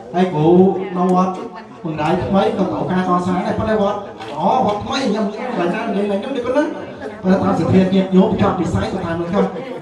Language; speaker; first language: Khmer; native; Khmer